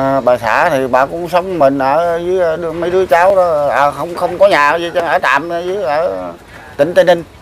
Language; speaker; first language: Vietnamese; early bilingual, heritage; Vietnamese